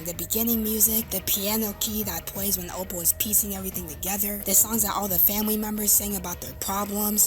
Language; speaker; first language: English; native; English